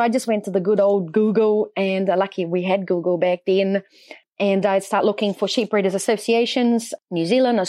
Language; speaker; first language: English; non-native, fluent; Portuguese